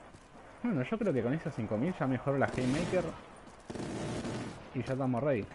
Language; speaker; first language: Spanish; native; Spanish